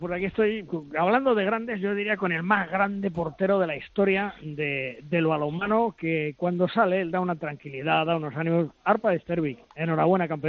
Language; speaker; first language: Spanish; native; Spanish